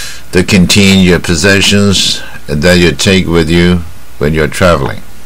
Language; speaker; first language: English; non-native, fluent; Chinese